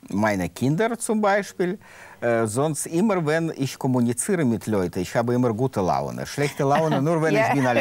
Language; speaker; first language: German; non-native, learner; Russian